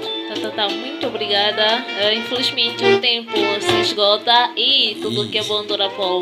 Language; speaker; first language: Portuguese; native; Portuguese